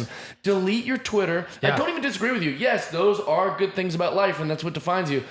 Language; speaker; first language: English; native; English